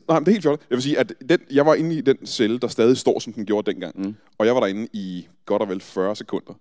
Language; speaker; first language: Danish; native; Danish